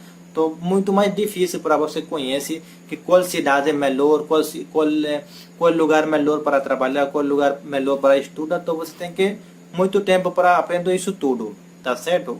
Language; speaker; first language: Portuguese; non-native, learner; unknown